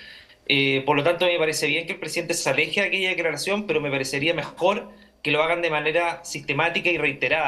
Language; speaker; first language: Spanish; native; Spanish